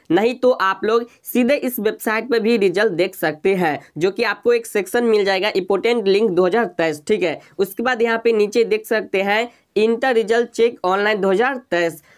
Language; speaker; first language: Hindi; native; Hindi